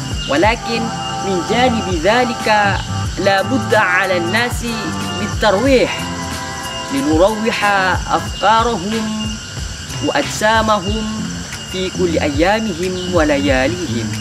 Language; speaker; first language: Arabic; non-native, learner; Indonesian